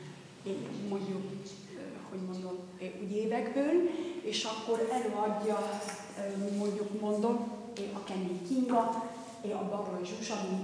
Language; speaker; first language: Hungarian; non-native, learner; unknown